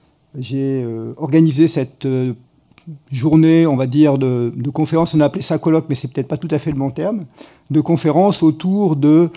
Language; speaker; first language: French; native; French